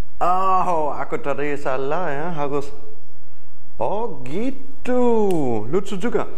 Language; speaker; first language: Indonesian; non-native, fluent; German